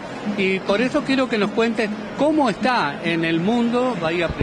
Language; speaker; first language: Spanish; native; Spanish